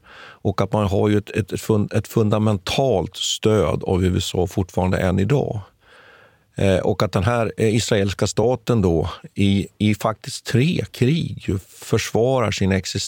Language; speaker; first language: Swedish; native; Swedish